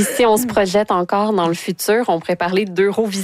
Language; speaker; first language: French; native; French